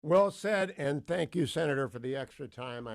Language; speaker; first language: English; native; English